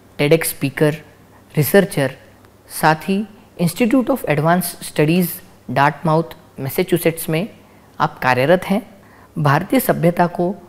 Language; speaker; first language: Hindi; non-native, local second language; Marathi